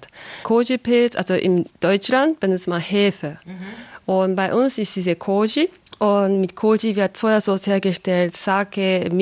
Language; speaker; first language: German; non-native, fluent; Japanese